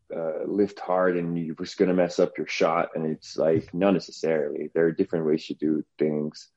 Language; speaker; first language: English; non-native, fluent; Portuguese